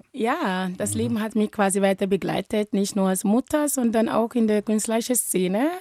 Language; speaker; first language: German; non-native, fluent; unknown